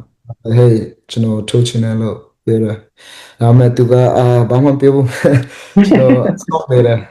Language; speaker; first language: Burmese; early bilingual, heritage; Burmese